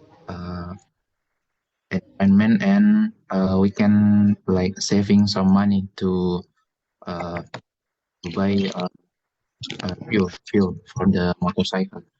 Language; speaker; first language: English; non-native, learner; Indonesian